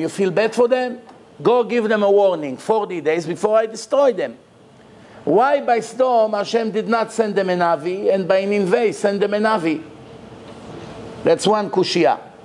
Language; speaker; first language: English; non-native, fluent; Hebrew